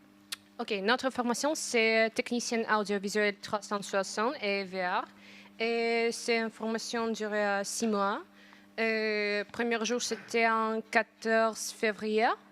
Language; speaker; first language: French; non-native, learner; Ukrainian